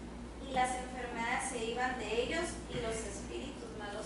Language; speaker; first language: Spanish; native; Spanish